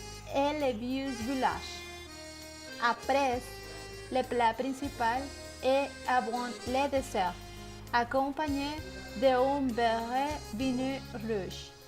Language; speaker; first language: French; non-native, learner; Spanish